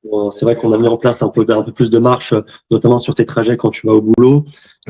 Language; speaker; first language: French; native; French